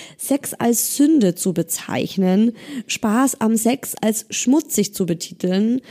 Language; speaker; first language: German; native; German